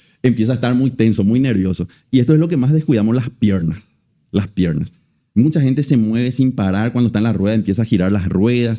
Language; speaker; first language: Spanish; native; Spanish